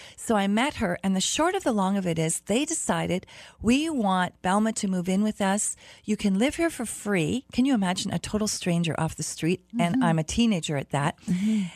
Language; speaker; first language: English; early bilingual, other home language; German